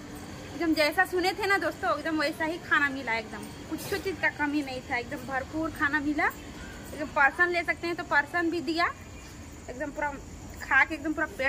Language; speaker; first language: Hindi; native; Hindi